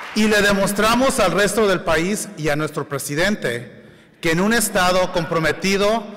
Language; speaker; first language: Spanish; early bilingual, heritage; Spanish